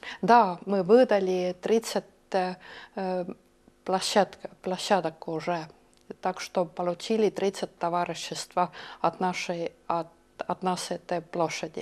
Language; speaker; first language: Russian; non-native, local second language; Estonian